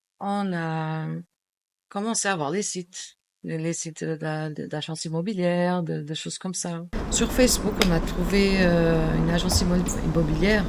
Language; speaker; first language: French; non-native, fluent; Portuguese